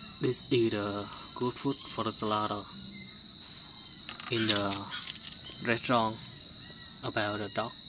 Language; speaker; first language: English; non-native, learner; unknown